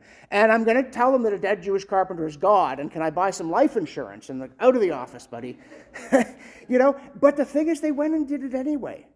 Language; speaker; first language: English; native; English